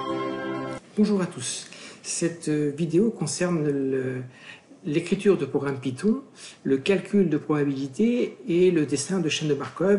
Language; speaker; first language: French; native; French